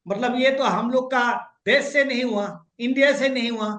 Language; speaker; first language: Hindi; non-native, local second language; Assamese